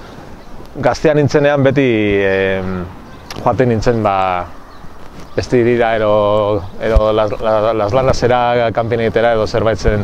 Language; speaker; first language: Basque; non-native, local second language; Spanish